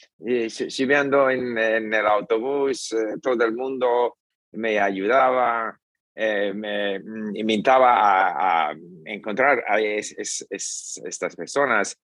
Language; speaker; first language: Spanish; non-native, fluent; English